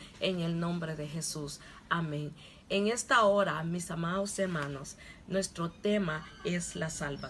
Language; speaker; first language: Spanish; non-native, local second language; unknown